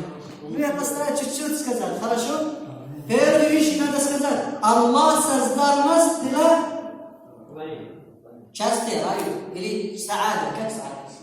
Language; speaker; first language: Russian; non-native, learner; Arabic